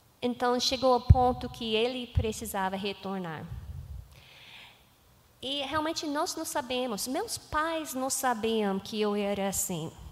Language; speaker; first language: Portuguese; non-native, learner; English